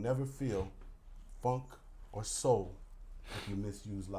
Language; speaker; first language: English; native; English